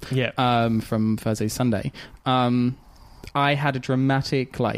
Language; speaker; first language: English; native; English